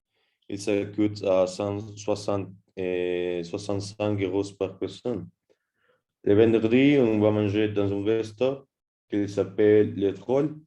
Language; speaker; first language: French; non-native, learner; Spanish